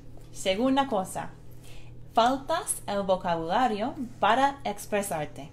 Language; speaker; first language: Spanish; non-native, fluent; English